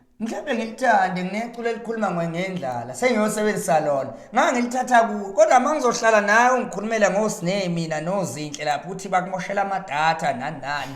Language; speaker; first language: Zulu; native; Zulu